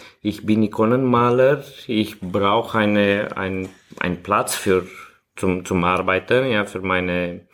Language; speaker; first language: German; non-native, learner; Romanian